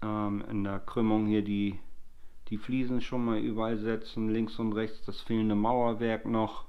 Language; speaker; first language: German; native; German